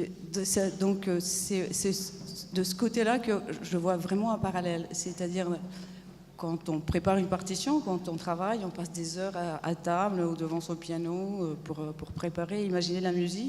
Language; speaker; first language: French; non-native, fluent; Spanish